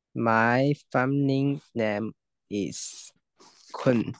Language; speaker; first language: English; non-native, learner; Chinese